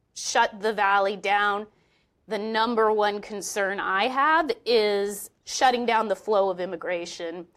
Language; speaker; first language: English; native; English